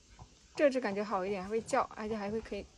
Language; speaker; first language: Chinese; native; Chinese